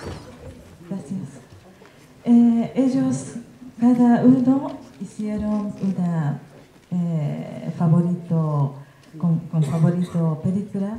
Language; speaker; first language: Spanish; non-native, learner; Japanese